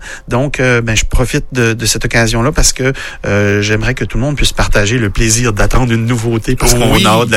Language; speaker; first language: French; native; French